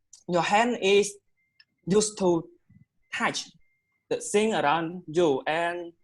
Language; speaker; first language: English; non-native, learner; Khmer